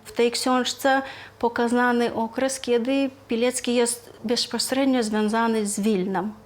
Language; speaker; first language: Polish; non-native, fluent; Lithuanian